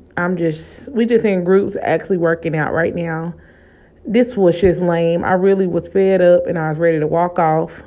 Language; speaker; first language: English; native; English